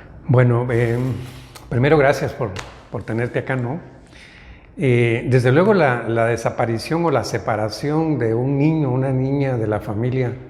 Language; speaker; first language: Spanish; native; Spanish